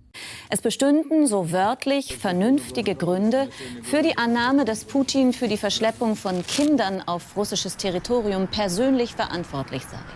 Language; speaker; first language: German; native; German